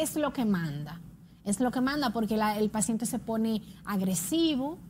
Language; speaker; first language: Spanish; native; Spanish